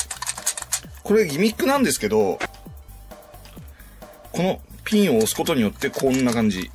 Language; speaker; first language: Japanese; native; Japanese